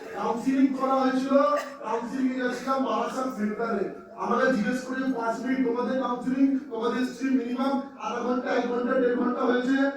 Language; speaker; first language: Bangla; non-native, local second language; Hindi